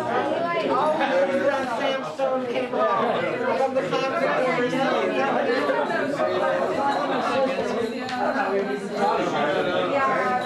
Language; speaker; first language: English; native; English